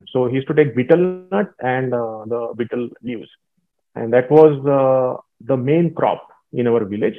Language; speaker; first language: English; non-native, local second language; Marathi